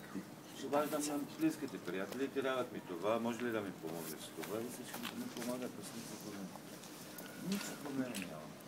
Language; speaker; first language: Bulgarian; non-native, learner; Arabic